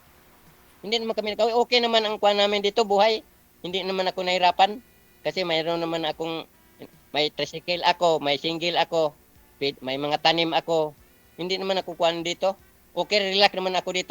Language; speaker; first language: Filipino; non-native, local second language; Cebuano